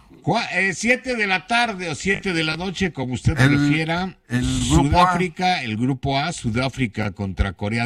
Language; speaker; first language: Spanish; native; Spanish